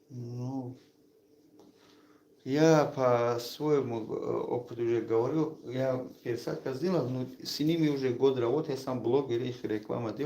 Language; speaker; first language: Russian; non-native, learner; Tajik